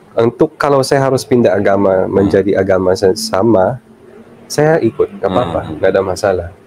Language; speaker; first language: Indonesian; early bilingual, other home language; Filipino